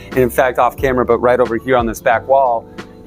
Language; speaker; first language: English; native; English